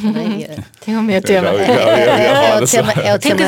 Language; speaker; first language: Portuguese; non-native, fluent; Swedish